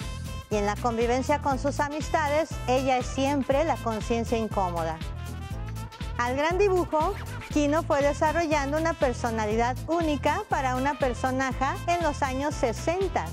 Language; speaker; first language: Spanish; native; Spanish